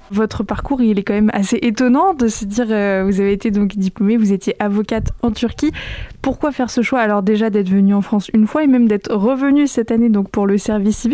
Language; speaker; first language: French; native; French